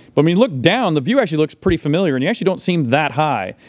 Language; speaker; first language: English; native; English